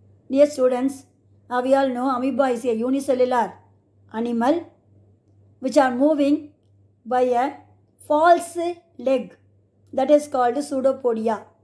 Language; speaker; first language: English; non-native, local second language; Tamil